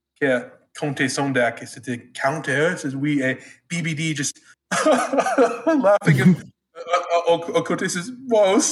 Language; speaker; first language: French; non-native, fluent; English